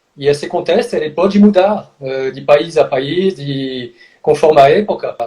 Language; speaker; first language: Portuguese; non-native, fluent; French